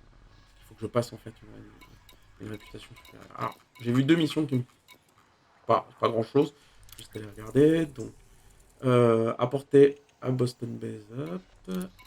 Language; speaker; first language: French; native; French